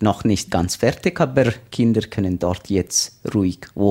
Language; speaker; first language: German; non-native, learner; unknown